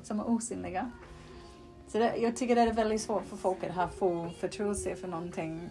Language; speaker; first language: Swedish; non-native, fluent; English